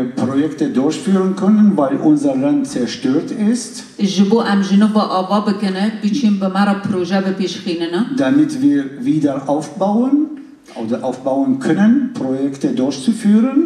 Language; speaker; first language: German; non-native, fluent; Arabic